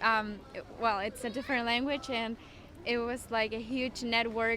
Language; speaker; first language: English; non-native, fluent; Spanish